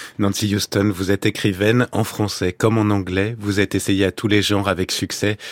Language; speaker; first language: French; native; French